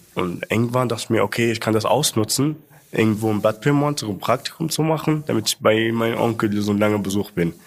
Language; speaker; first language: German; non-native, fluent; Arabic